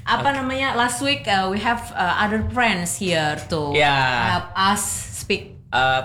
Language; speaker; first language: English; non-native, learner; Indonesian